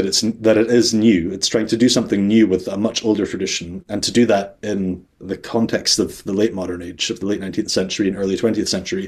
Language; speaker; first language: English; native; English